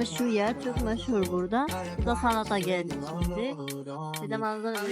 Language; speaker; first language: Turkish; non-native, learner; Arabic